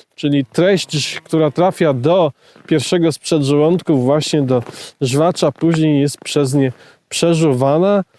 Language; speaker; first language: Polish; native; Polish